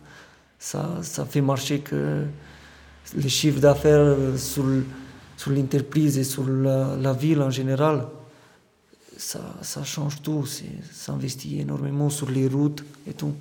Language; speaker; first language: French; non-native, fluent; Romanian